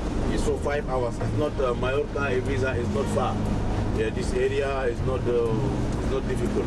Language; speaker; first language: English; non-native, learner; Spanish